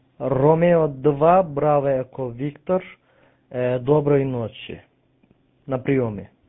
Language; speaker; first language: Russian; non-native, fluent; Turkish